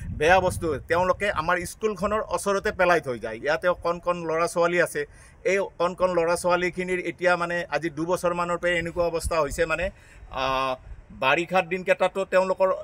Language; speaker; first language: Assamese; native; Assamese